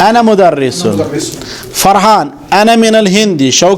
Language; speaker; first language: Arabic; non-native, fluent; Kashmiri